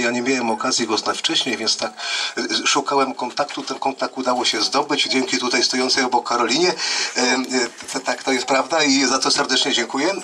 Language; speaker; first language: Polish; native; Polish